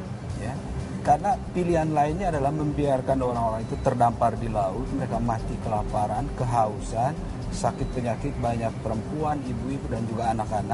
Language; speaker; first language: Indonesian; native; Indonesian